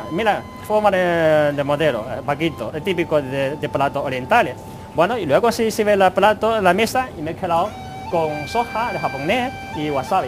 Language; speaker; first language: Spanish; non-native, learner; Chinese